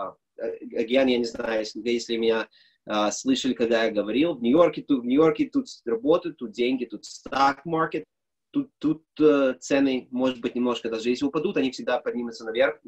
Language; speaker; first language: Russian; early bilingual, heritage; Russian